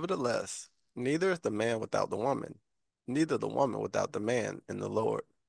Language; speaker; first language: English; native; English